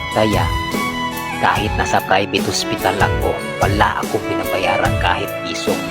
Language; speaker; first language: Filipino; non-native, local second language; Cebuano